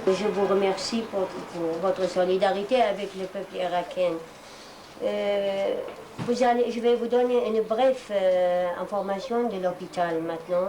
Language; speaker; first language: French; non-native, fluent; Arabic